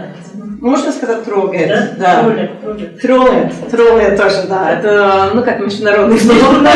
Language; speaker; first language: Russian; non-native, learner; Norwegian